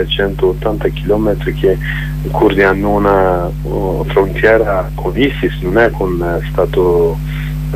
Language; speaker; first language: Italian; non-native, learner; Kurdish